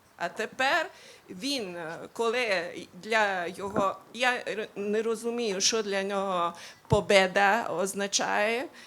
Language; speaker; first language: Ukrainian; non-native, local second language; Hungarian